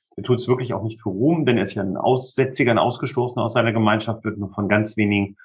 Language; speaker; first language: German; native; German